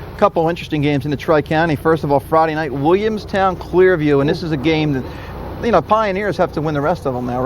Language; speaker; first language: English; native; English